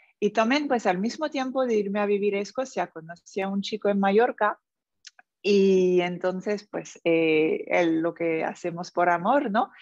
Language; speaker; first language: Spanish; non-native, fluent; French